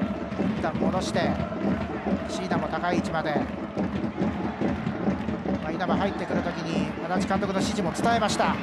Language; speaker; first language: Japanese; native; Japanese